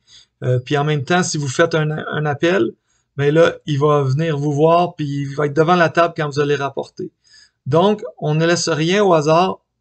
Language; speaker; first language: French; native; French